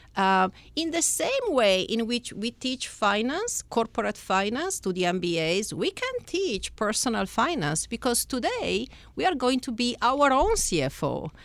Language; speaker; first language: English; non-native, fluent; Italian